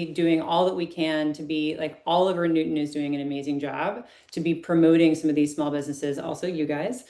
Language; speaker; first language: English; native; English